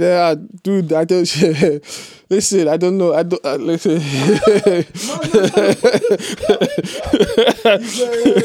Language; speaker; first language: English; native; English